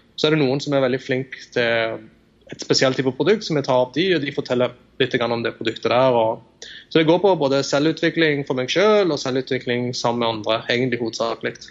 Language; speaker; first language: Norwegian; early bilingual, other home language; Tamil